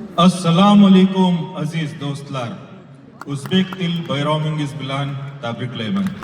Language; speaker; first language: Uzbek; non-native, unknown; Kannada